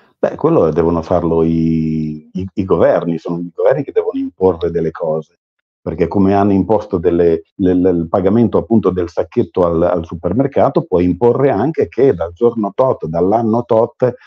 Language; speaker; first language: Italian; native; Italian